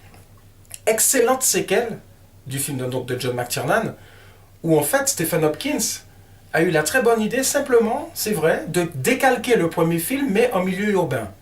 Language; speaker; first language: French; native; French